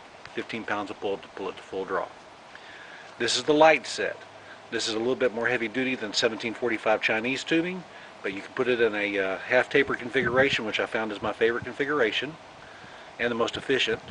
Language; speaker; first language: English; native; English